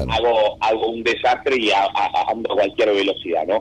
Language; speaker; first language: Spanish; native; Spanish